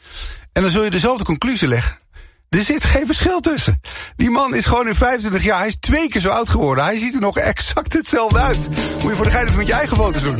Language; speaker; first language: Dutch; native; Dutch